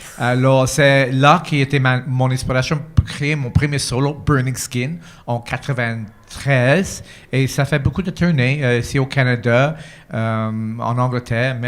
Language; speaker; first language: French; non-native, local second language; English